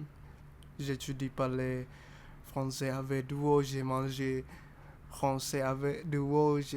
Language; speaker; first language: French; non-native, learner; English